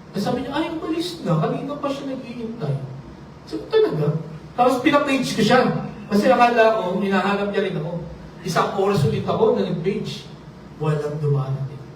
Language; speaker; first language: Filipino; non-native, local second language; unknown